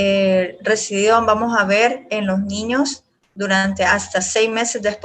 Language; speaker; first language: Spanish; native; Spanish